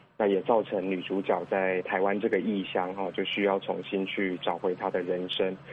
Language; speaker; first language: Chinese; native; Chinese